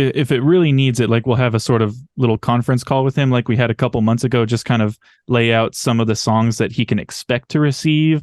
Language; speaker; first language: English; native; English